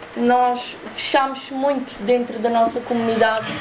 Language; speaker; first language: Portuguese; native; Portuguese